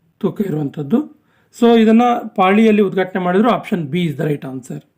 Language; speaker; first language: Kannada; native; Kannada